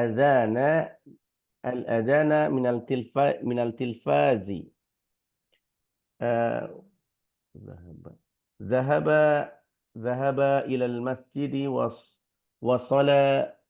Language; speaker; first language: Arabic; non-native, learner; Indonesian